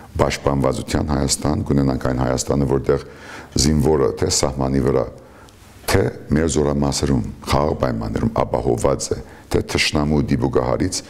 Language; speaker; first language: Armenian; early bilingual, heritage; Armenian